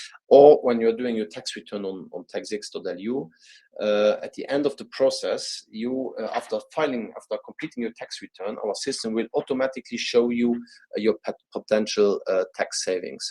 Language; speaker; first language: English; non-native, fluent; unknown